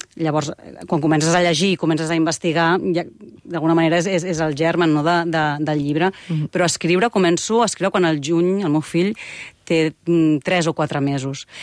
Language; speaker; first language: Catalan; native; Catalan